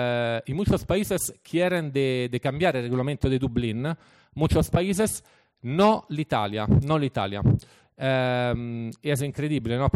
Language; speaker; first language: Spanish; non-native, fluent; Italian